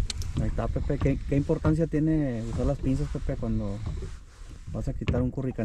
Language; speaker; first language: Spanish; native; Spanish